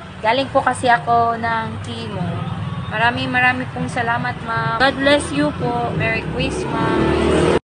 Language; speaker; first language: Filipino; non-native, local second language; Cebuano